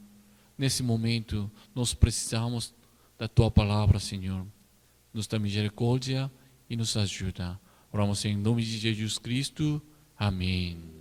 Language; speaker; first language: Portuguese; non-native, learner; Korean